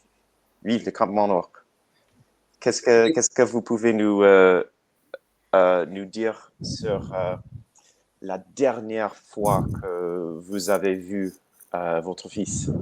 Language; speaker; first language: French; non-native, learner; English